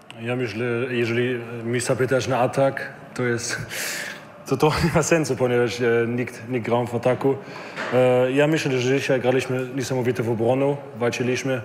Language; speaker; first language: Polish; non-native, learner; German